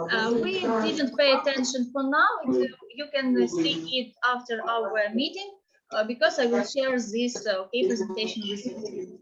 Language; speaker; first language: English; non-native, fluent; Ukrainian